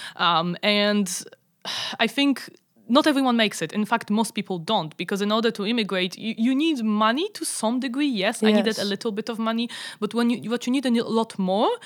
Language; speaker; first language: English; non-native, fluent; Polish